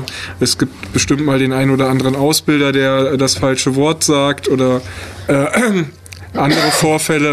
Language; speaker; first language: German; native; German